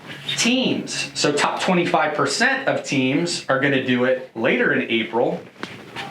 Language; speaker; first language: English; native; English